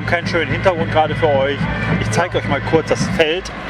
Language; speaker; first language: German; native; German